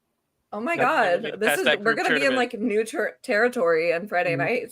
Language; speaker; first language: English; native; English